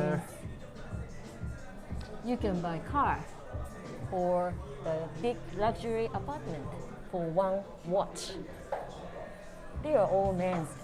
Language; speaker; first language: English; non-native, fluent; Japanese